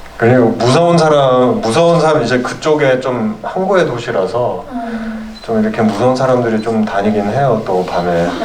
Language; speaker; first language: Korean; early bilingual, heritage; Korean